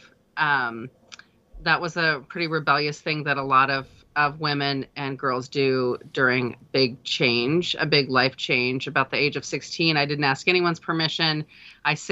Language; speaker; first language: English; native; English